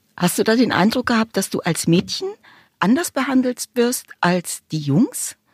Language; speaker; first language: German; native; German